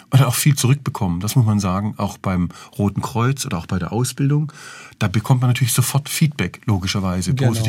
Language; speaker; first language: German; native; German